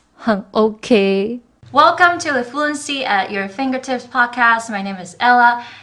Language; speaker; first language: English; non-native, fluent; Chinese